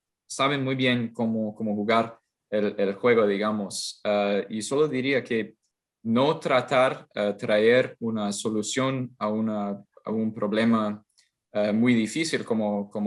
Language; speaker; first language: Spanish; non-native, fluent; English